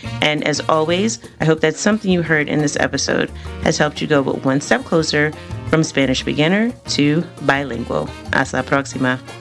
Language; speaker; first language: English; native; English